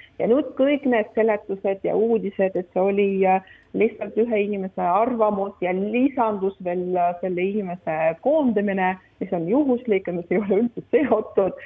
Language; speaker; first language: Estonian; non-native, local second language; Russian